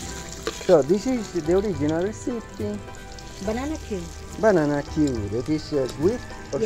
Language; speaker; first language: English; non-native, learner; Italian